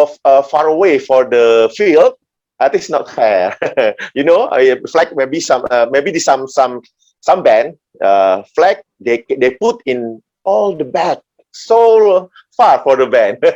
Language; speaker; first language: English; non-native, learner; Indonesian